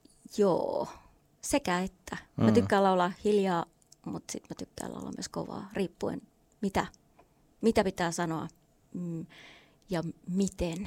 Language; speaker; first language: Finnish; native; Finnish